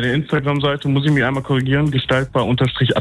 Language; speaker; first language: German; native; German